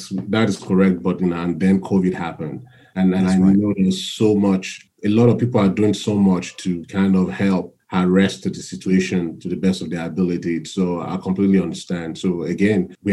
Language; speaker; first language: English; non-native, local second language; Yoruba